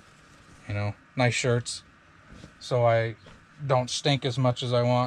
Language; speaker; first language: English; native; English